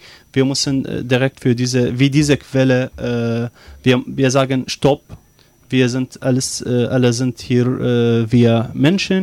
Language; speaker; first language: German; non-native, learner; Arabic